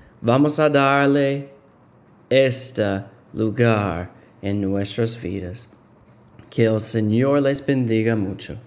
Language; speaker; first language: Spanish; non-native, fluent; English